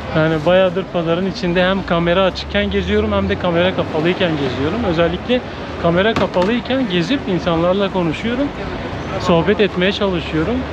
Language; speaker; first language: Turkish; native; Turkish